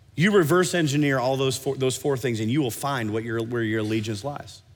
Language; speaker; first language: English; native; English